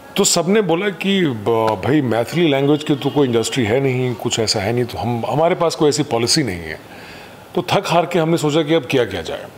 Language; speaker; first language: Hindi; native; Hindi